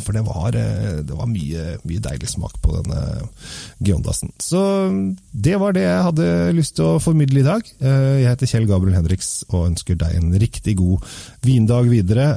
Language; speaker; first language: Norwegian; native; Norwegian